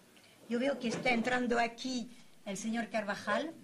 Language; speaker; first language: Spanish; native; Spanish